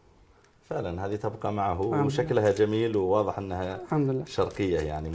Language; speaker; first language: Arabic; native; Arabic